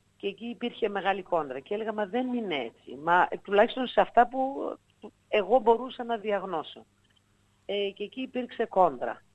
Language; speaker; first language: Greek; native; Greek